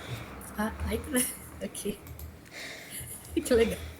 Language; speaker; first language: Portuguese; native; Portuguese